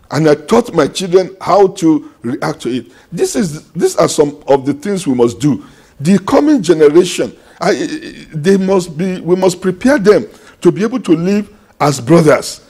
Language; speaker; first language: English; non-native, local second language; Yoruba